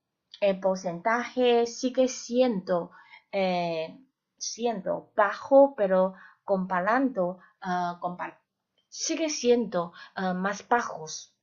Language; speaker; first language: Spanish; non-native, fluent; Chinese